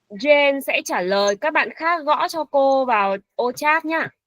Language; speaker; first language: Vietnamese; native; Vietnamese